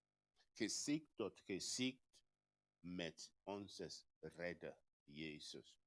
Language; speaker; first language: Dutch; non-native, fluent; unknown